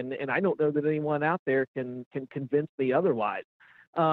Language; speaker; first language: English; native; English